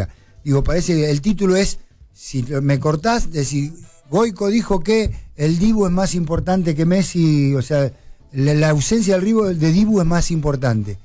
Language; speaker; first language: Spanish; native; Spanish